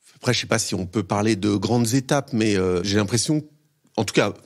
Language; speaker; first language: French; native; French